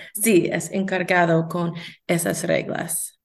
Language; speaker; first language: Spanish; non-native, learner; English